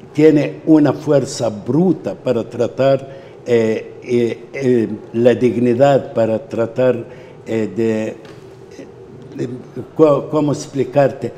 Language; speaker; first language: Spanish; non-native, fluent; Arabic